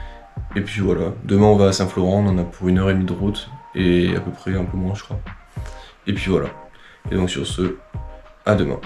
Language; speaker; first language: French; native; French